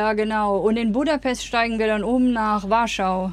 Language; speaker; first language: German; native; German